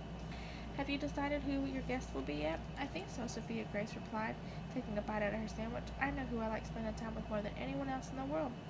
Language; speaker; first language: English; native; English